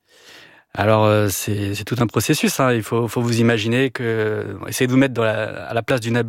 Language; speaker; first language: French; native; French